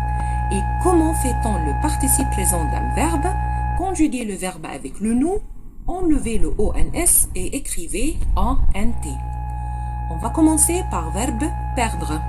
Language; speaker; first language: French; non-native, fluent; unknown